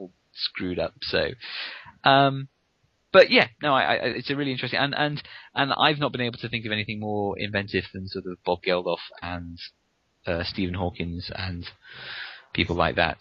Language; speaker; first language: English; native; English